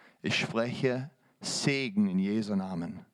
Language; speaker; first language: German; non-native, fluent; English